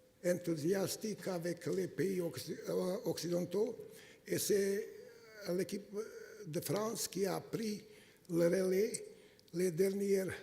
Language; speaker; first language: French; non-native, fluent; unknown